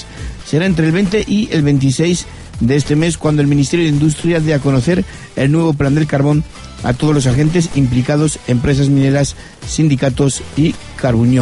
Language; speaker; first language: Spanish; native; Spanish